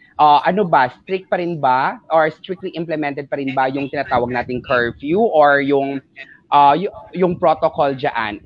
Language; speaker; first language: Filipino; non-native, local second language; Hiligaynon